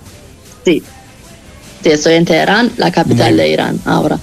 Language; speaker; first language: Spanish; non-native, fluent; Persian